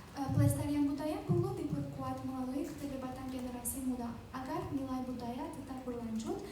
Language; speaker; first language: Indonesian; non-native, fluent; Azerbaijani